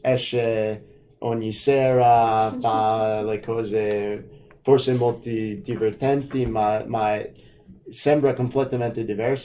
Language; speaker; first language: Italian; non-native, fluent; English